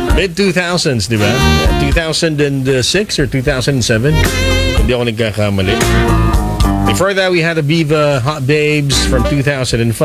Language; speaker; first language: Filipino; native; Filipino